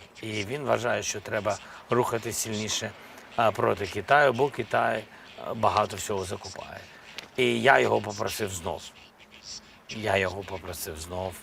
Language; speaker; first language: Ukrainian; non-native, local second language; Russian